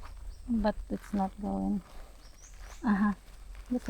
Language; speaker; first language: English; non-native, local second language; Filipino